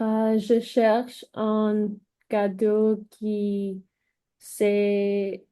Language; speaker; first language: French; non-native, learner; English